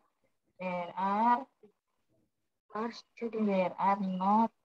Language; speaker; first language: English; non-native, learner; Indonesian